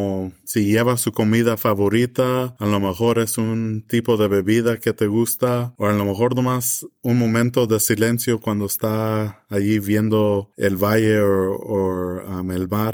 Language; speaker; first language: Spanish; early bilingual, heritage; English